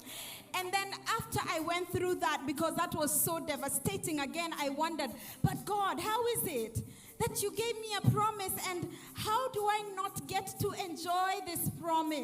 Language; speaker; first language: English; non-native, local second language; Swahili